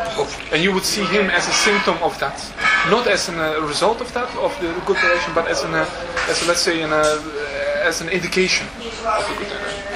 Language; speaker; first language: English; non-native, fluent; Dutch